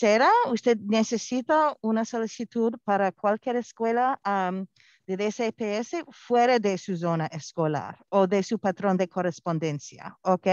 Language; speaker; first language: Spanish; non-native, fluent; English